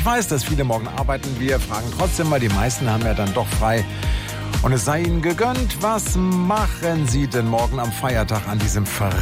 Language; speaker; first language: German; native; German